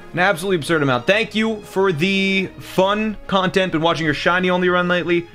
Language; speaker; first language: English; native; English